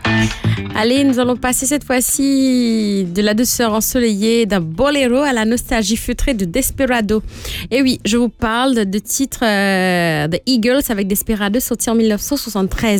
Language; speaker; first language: French; non-native, local second language; Morisyen